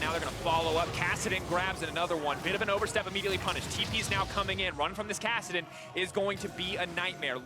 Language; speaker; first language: English; native; English